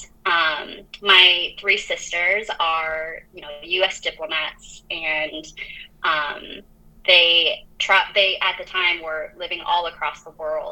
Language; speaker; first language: English; native; English